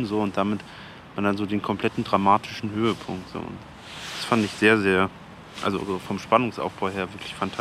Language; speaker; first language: German; native; German